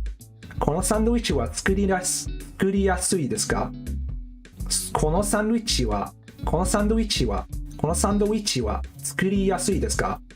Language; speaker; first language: Japanese; non-native, learner; English